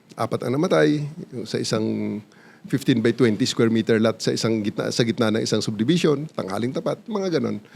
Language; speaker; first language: Filipino; non-native, local second language; Cebuano